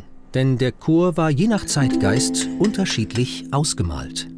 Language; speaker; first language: German; native; German